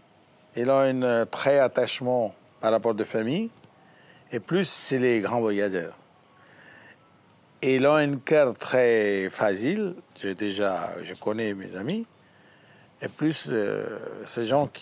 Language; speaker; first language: French; non-native, fluent; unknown